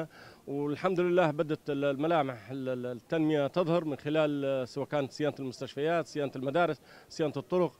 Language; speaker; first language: Arabic; native; Arabic